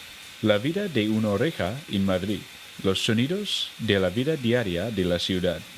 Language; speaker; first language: Spanish; non-native, learner; English